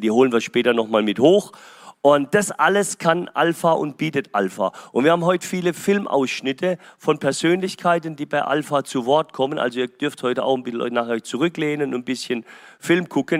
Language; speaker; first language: German; native; German